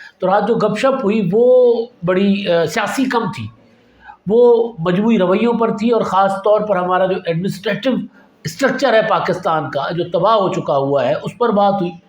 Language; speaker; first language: Urdu; non-native, local second language; Sindhi